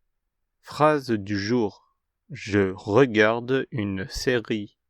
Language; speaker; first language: French; non-native, fluent; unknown